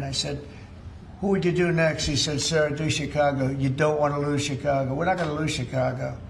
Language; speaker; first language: English; native; English